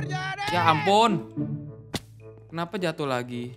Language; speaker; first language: Indonesian; native; Indonesian